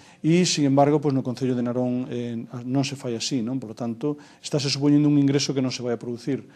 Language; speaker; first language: Galician; native; Galician